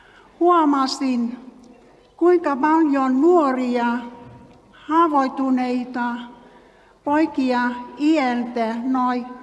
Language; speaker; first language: Finnish; non-native, learner; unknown